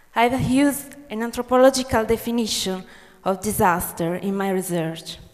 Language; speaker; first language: English; non-native, fluent; Italian